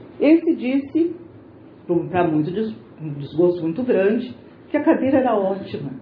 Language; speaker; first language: Portuguese; native; Portuguese